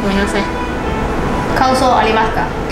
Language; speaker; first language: Japanese; non-native, learner; Chinese